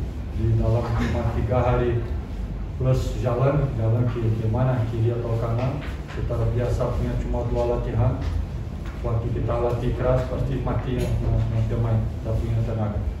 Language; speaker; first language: Indonesian; non-native, learner; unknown